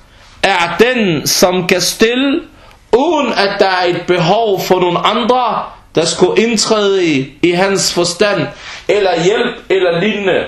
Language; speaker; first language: Danish; early bilingual, other home language; Arabic